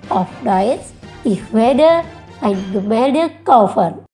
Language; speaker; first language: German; non-native, learner; Indonesian